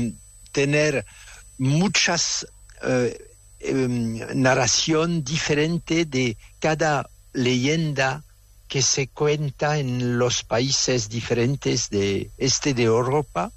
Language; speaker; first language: Spanish; non-native, fluent; French